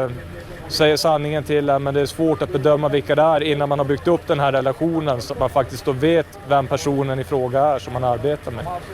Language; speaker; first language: Swedish; native; Swedish